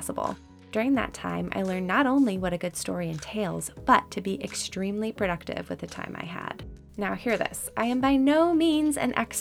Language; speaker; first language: English; native; English